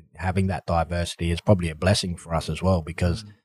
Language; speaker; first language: English; native; English